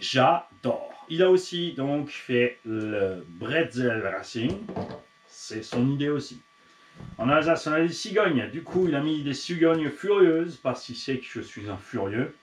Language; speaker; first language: French; native; French